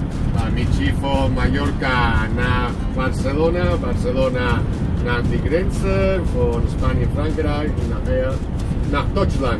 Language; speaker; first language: German; non-native, learner; Spanish